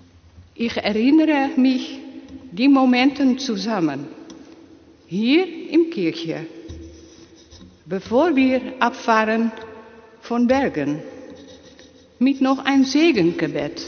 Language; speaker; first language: German; non-native, learner; Dutch